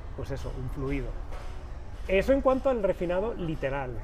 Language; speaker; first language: Spanish; native; Spanish